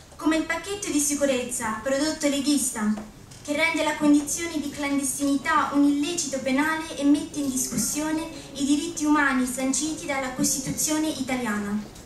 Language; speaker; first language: Italian; early bilingual, other home language; Arabic